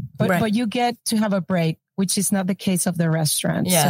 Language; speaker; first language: English; non-native, fluent; Spanish